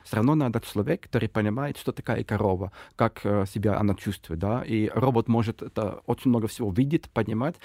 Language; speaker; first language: Russian; non-native, fluent; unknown